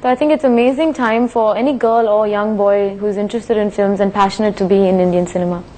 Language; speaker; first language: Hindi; non-native, local second language; Tamil